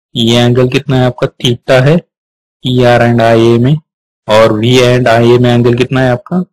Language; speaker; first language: Hindi; non-native, local second language; Marathi